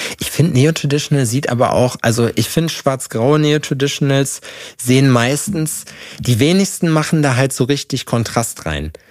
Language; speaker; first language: German; native; German